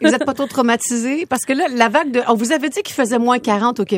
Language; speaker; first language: French; native; French